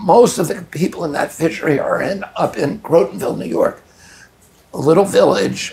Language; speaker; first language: English; native; English